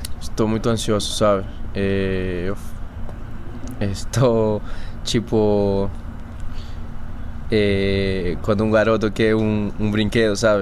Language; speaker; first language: Portuguese; non-native, fluent; Spanish